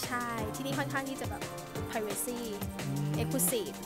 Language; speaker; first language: Thai; native; Thai